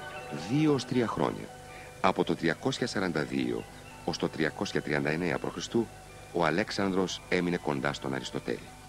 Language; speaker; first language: Greek; native; Greek